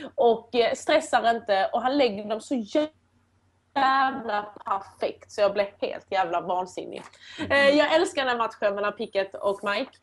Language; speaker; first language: Swedish; early bilingual, other home language; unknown